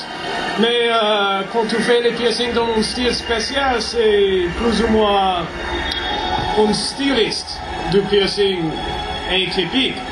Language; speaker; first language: French; non-native, fluent; English